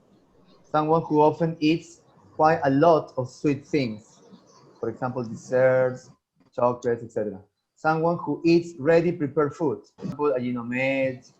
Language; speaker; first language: English; non-native, fluent; Spanish